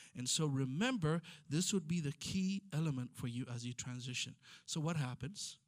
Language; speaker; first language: English; non-native, fluent; Amharic